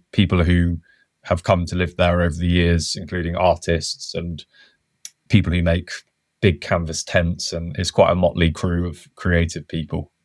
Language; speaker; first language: English; native; English